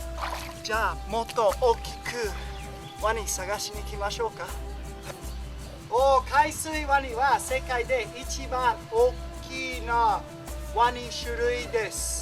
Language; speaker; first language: Japanese; non-native, learner; English